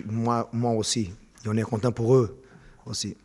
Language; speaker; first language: French; non-native, fluent; Portuguese